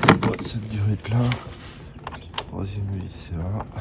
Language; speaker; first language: French; native; French